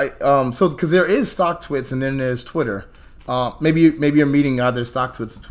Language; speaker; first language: English; native; English